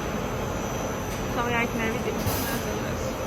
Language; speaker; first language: Serbian; native; Serbian